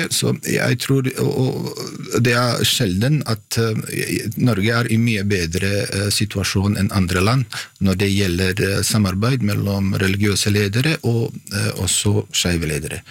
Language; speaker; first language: Norwegian; non-native, fluent; Bosnian